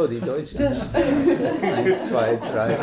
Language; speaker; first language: German; non-native, fluent; English